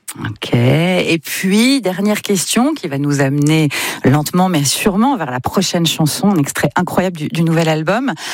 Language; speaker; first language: French; native; French